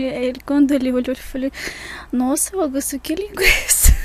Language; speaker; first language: Portuguese; non-native, fluent; Russian